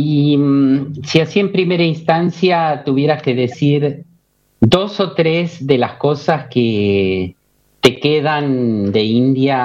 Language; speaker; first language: Spanish; native; Spanish